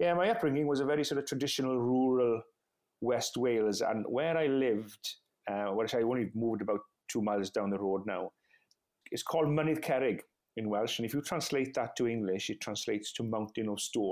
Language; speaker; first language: English; non-native, local second language; Welsh